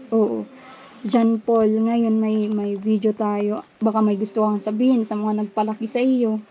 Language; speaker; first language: Filipino; native; Filipino